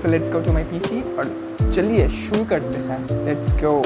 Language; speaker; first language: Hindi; non-native, local second language; Bangla